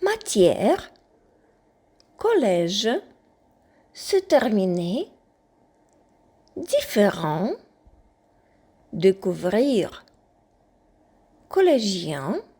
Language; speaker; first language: French; non-native, fluent; Ukrainian